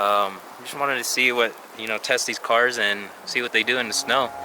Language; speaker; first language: English; native; English